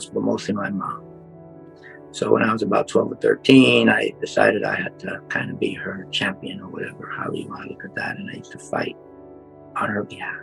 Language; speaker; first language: English; native; English